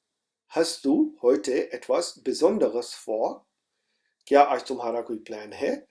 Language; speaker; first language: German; non-native, fluent; Urdu